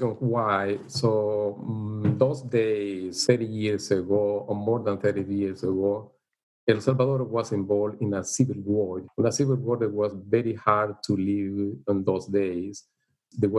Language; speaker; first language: English; non-native, learner; Spanish